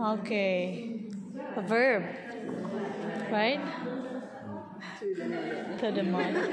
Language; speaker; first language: English; non-native, fluent; Indonesian